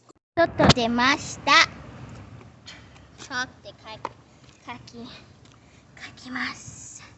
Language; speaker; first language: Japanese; early bilingual, heritage; Japanese